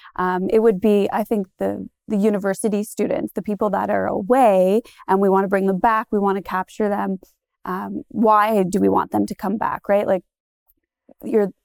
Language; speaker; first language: English; native; English